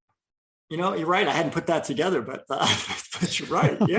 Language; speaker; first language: English; native; English